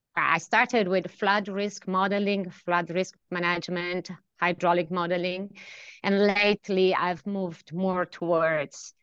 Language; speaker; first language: English; non-native, fluent; Italian